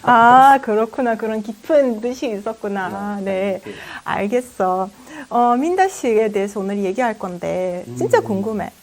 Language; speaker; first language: Korean; non-native, fluent; Azerbaijani